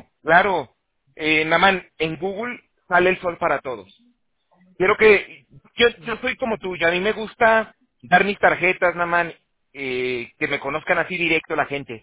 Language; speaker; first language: Spanish; native; Spanish